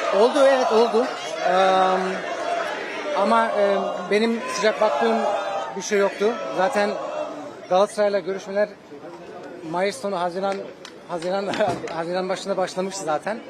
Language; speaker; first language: Turkish; early bilingual, heritage; Turkish